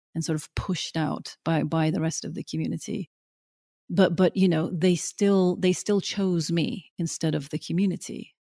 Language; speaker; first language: English; early bilingual, other home language; Norwegian